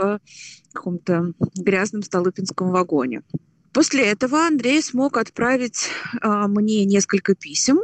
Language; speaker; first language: Russian; native; Russian